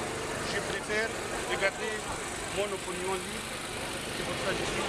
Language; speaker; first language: French; non-native, fluent; Arabic